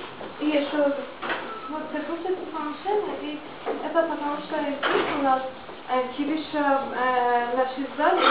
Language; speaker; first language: Russian; non-native, learner; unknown